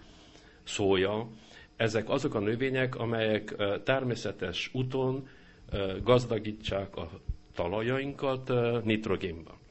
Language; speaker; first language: Hungarian; native; Hungarian